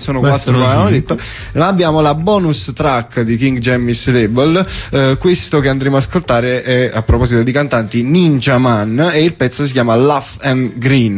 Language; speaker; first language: Italian; native; Italian